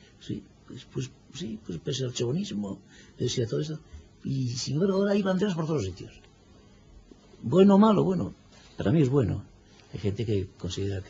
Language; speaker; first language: Spanish; native; Spanish